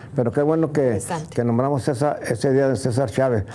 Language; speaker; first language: Spanish; native; Spanish